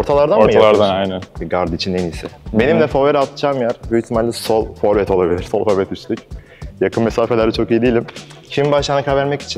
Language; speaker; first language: Turkish; native; Turkish